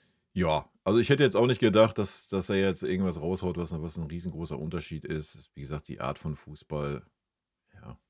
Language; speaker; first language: German; native; German